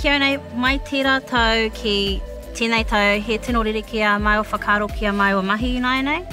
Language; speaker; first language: Māori; non-native, local second language; English